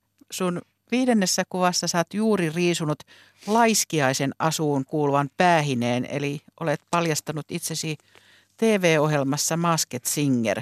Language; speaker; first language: Finnish; native; Finnish